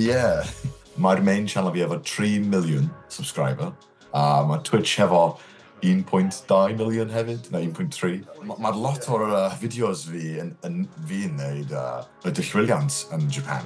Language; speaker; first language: Welsh; non-native, local second language; English